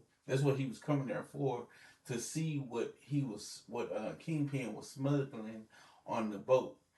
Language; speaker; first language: English; native; English